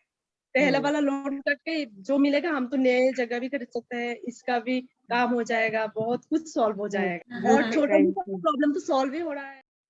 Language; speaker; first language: Hindi; native; Hindi